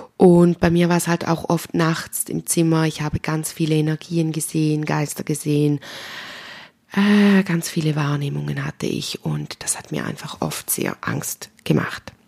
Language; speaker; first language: German; native; German